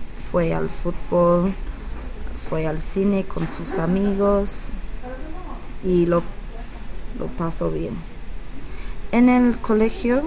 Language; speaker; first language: Spanish; non-native, learner; English